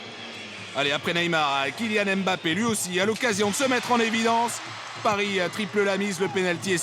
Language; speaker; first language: French; native; French